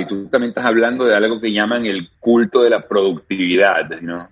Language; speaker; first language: Spanish; native; Spanish